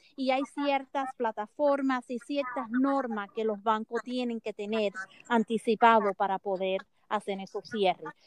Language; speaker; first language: Spanish; early bilingual, heritage; Spanish